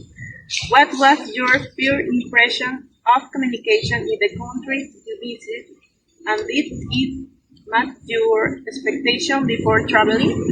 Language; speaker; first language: English; non-native, fluent; Spanish